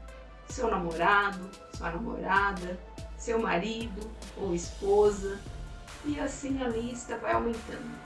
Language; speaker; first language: Portuguese; native; Portuguese